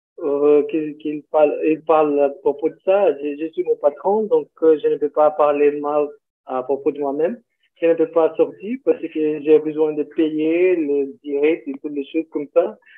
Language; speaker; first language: French; non-native, learner; Portuguese